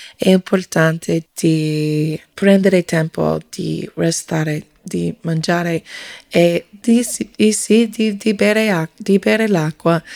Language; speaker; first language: Italian; non-native, learner; English